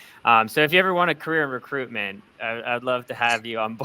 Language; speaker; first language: English; native; English